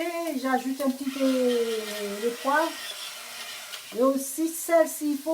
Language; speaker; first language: French; non-native, fluent; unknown